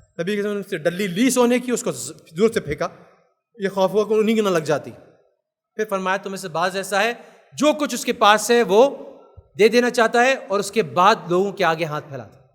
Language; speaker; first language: Urdu; native; Urdu